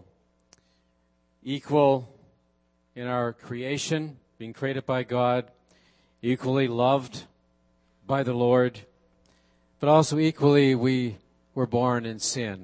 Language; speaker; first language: English; native; English